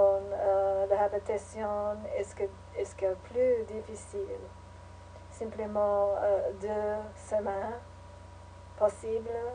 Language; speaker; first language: French; non-native, learner; English